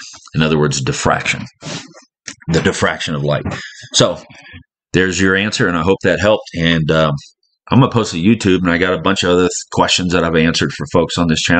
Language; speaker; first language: English; native; English